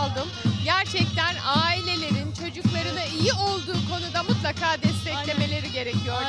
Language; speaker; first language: Turkish; native; Turkish